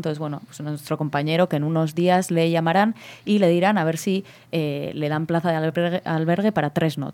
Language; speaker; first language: Spanish; native; Spanish